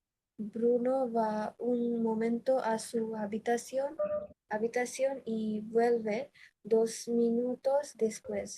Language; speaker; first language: Spanish; non-native, learner; Bangla